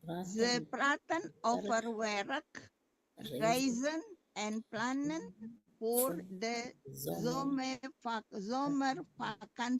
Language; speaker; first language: Dutch; non-native, learner; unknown